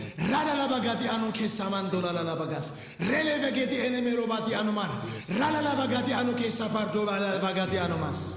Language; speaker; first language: Amharic; native; Amharic